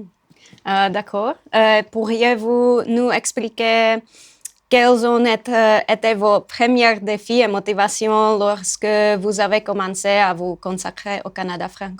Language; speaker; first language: French; non-native, fluent; Czech